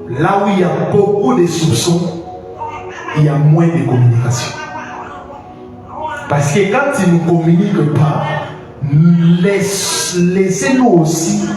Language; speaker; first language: French; non-native, local second language; Lingala